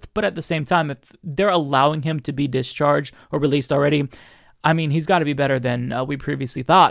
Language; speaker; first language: English; native; English